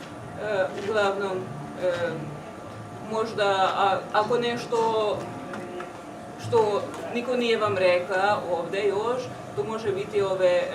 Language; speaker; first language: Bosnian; non-native, local second language; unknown